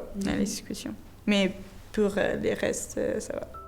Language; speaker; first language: French; non-native, learner; Italian